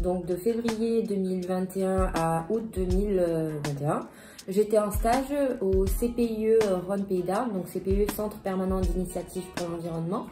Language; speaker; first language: French; native; French